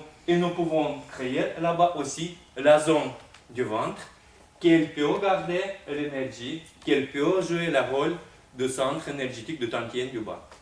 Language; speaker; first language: French; non-native, fluent; Russian